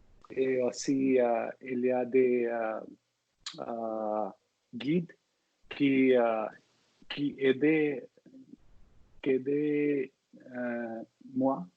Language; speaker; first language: French; non-native, learner; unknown